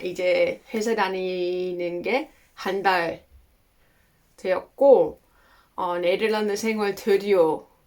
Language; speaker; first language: Korean; non-native, fluent; Dutch